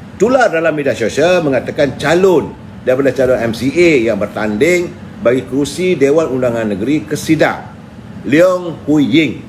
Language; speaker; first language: Malay; native; Malay